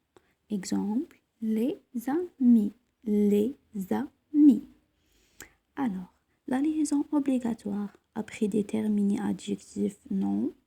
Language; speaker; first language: French; non-native, local second language; Arabic